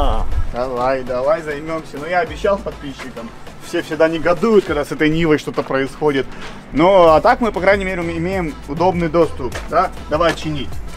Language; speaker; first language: Russian; native; Russian